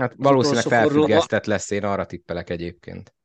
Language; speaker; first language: Hungarian; native; Hungarian